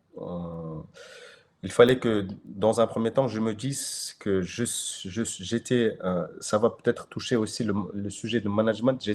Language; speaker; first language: French; non-native, fluent; Kyrgyz